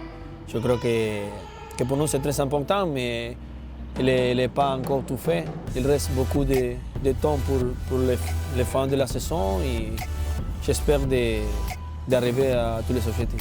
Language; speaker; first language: French; non-native, learner; Spanish